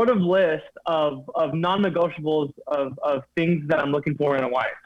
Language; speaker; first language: English; native; English